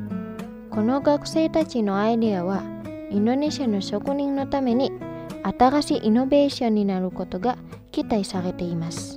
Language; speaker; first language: Japanese; non-native, fluent; Indonesian